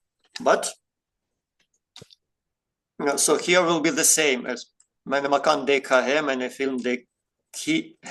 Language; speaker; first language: Hindi; non-native, fluent; Ukrainian